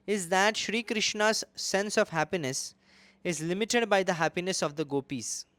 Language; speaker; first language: English; non-native, local second language; Hindi